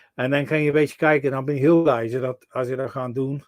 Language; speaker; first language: Dutch; non-native, learner; English